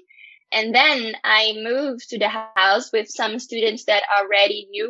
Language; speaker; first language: English; non-native, fluent; Portuguese